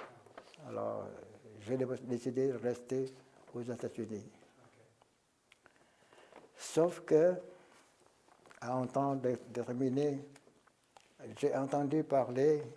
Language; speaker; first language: French; non-native, local second language; Vietnamese